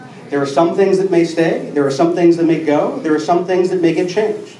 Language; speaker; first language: English; native; English